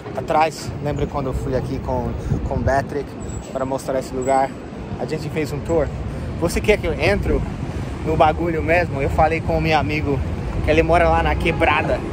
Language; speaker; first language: Portuguese; non-native, fluent; English